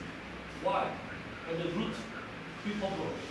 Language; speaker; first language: English; non-native, learner; Korean